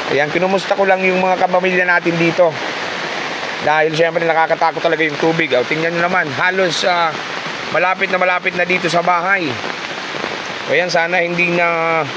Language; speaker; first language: Filipino; non-native, local second language; Bikol